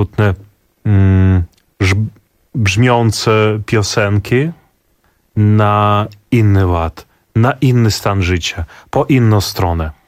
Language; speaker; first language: Polish; non-native, fluent; Belarusian